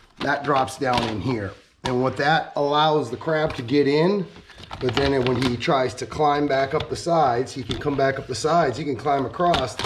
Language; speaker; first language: English; native; English